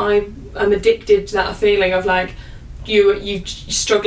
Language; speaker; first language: English; native; English